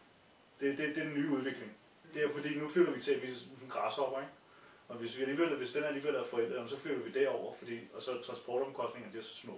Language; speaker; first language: Danish; native; Danish